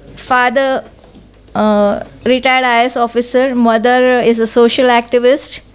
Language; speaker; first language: English; non-native, local second language; Marathi